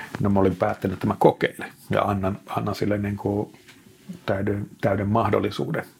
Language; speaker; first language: Finnish; native; Finnish